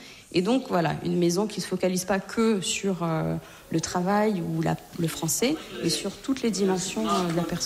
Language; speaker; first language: French; native; French